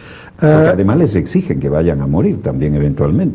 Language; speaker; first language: Spanish; native; Spanish